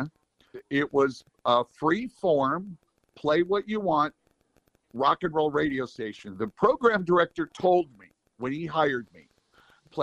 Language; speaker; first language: English; native; English